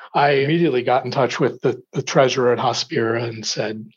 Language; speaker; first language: English; native; English